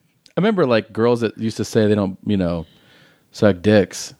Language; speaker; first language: English; native; English